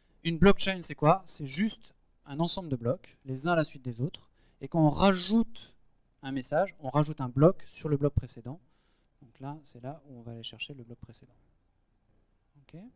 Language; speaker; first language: French; native; French